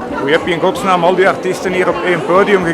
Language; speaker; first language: Dutch; native; Dutch